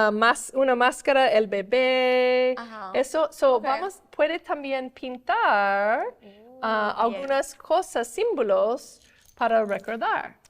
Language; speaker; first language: Spanish; non-native, fluent; English